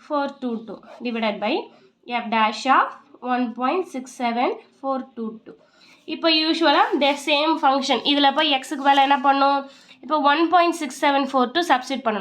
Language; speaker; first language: Tamil; native; Tamil